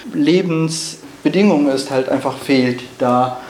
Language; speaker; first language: German; non-native, fluent; Arabic